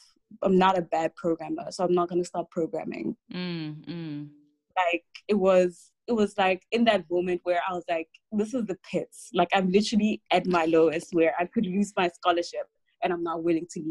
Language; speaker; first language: English; non-native, local second language; Tswana